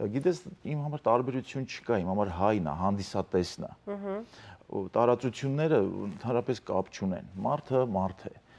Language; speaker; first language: Armenian; native; Armenian